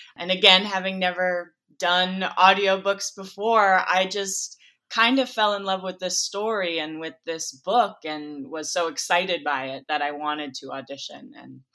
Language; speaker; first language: English; native; English